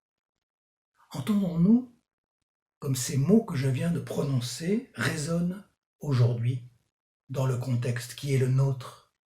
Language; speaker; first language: French; native; French